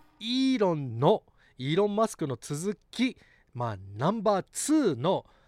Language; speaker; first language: Japanese; early bilingual, heritage; Japanese